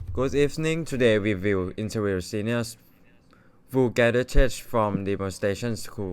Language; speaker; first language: English; non-native, learner; Thai